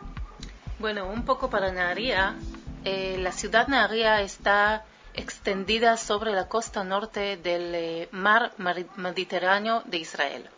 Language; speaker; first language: Spanish; early bilingual, heritage; Spanish